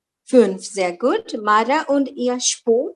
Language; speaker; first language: German; non-native, learner; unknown